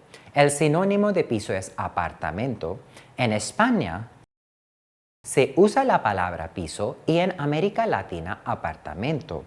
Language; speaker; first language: Spanish; non-native, fluent; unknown